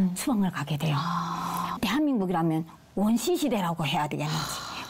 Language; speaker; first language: Korean; native; Korean